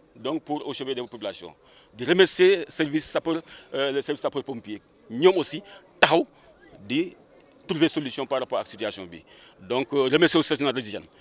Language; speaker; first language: French; non-native, local second language; Wolof